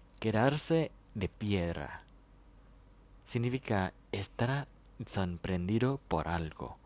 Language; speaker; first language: Spanish; non-native, fluent; Thai